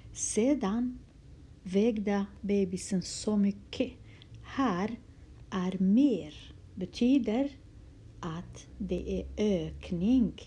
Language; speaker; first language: Swedish; non-native, fluent; Kurdish